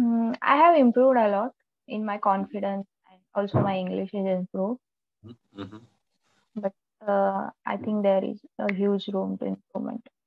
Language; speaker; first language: English; non-native, local second language; Marathi